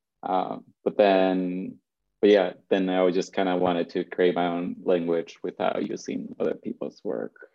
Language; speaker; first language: English; early bilingual, other home language; Spanish